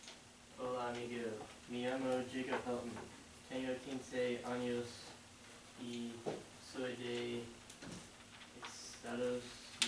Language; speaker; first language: Spanish; non-native, learner; English